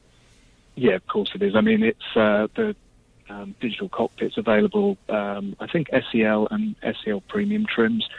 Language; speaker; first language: English; native; English